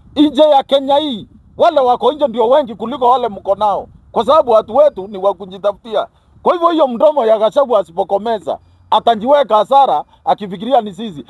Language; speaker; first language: Swahili; non-native, local second language; Kikuyu